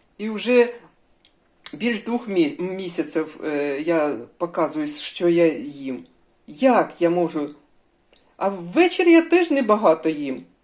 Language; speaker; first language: Ukrainian; native; Ukrainian